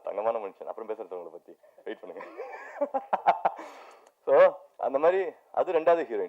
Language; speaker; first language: Tamil; native; Tamil